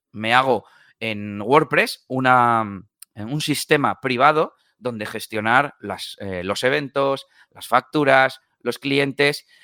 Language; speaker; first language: Spanish; native; Spanish